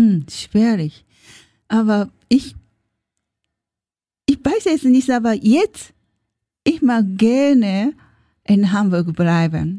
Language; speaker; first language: German; non-native, learner; Japanese